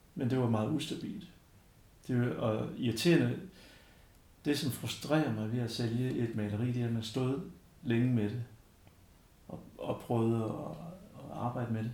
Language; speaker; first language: Danish; early bilingual, other home language; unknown